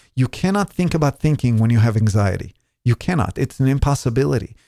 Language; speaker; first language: English; non-native, fluent; Hebrew